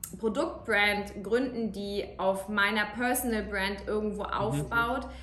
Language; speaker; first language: German; native; German